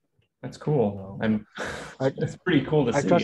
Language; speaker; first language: English; native; English